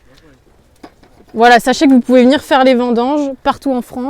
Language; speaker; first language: French; native; French